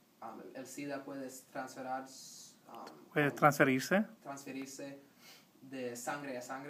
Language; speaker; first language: Spanish; non-native, learner; English